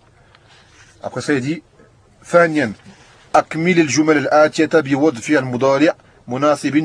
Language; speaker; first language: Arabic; non-native, fluent; French